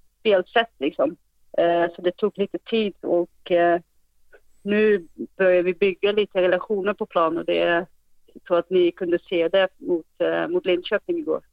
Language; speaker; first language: Swedish; non-native, fluent; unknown